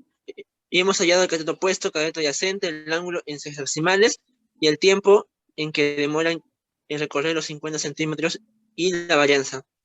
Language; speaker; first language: Spanish; native; Spanish